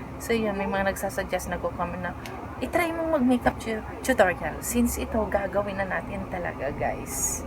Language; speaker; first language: Filipino; native; Filipino